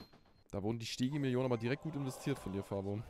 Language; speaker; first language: German; native; German